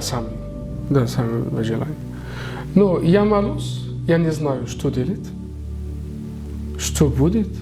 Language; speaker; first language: Russian; non-native, learner; Arabic